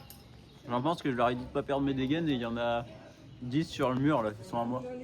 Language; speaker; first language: French; native; French